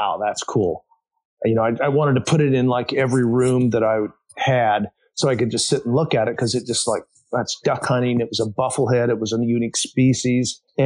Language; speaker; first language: English; native; English